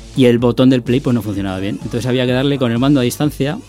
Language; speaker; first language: Spanish; native; Spanish